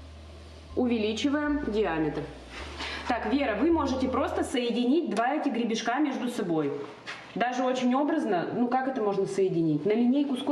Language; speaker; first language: Russian; native; Russian